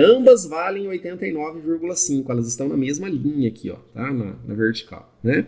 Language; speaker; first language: Portuguese; native; Portuguese